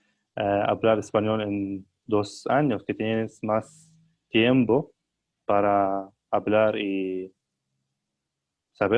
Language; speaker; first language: Spanish; non-native, learner; Arabic